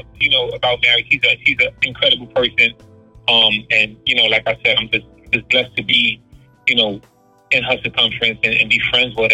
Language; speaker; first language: English; native; English